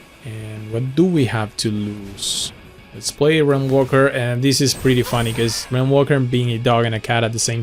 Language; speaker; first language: English; non-native, fluent; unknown